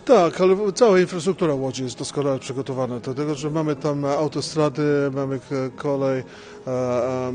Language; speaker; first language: Polish; early bilingual, heritage; English